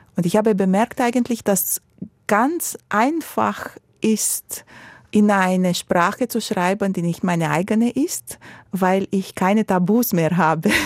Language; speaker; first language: German; non-native, fluent; Romanian